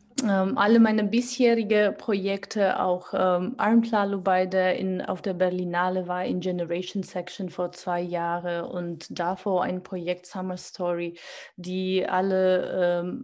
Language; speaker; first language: German; non-native, fluent; Georgian